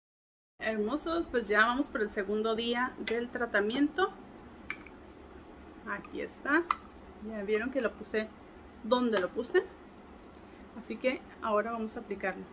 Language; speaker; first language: Spanish; native; Spanish